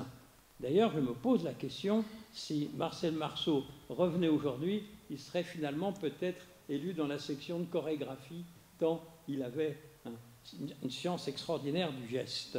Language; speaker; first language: French; native; French